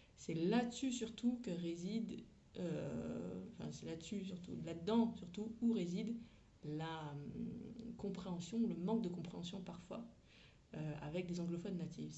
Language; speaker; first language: French; native; French